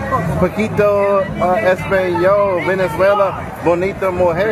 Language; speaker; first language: Spanish; non-native, learner; English